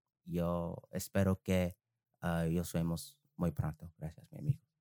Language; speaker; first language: Spanish; non-native, learner; English